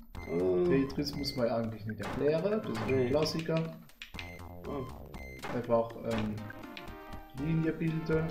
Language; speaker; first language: German; native; German